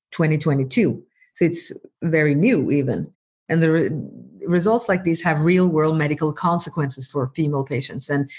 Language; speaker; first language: English; non-native, fluent; Norwegian